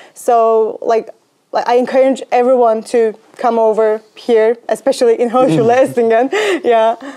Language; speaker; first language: English; non-native, fluent; Turkish